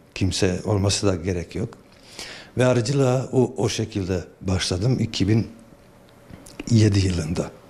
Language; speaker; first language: Turkish; non-native, fluent; Bosnian